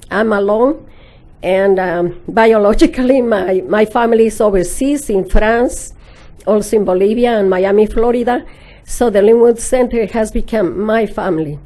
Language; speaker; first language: English; non-native, fluent; Spanish